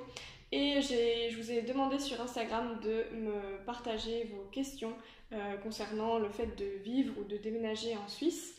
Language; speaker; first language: French; native; French